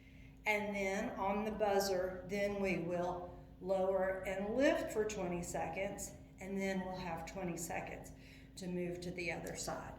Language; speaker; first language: English; native; English